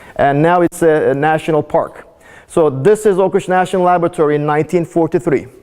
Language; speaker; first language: English; non-native, fluent; Turkish